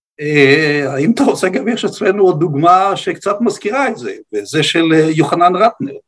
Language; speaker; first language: Hebrew; native; Hebrew